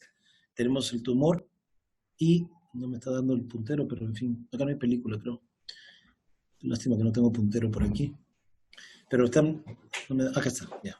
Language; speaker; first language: Spanish; native; Spanish